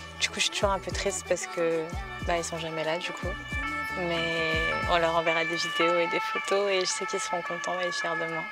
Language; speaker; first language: French; early bilingual, other home language; Spanish